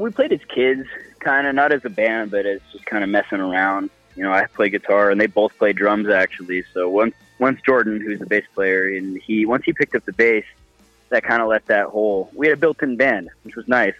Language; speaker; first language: English; native; English